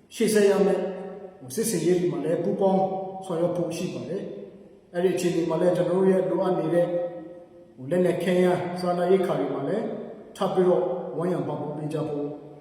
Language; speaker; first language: Burmese; non-native, local second language; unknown